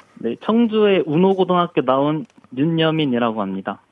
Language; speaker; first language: Korean; native; Korean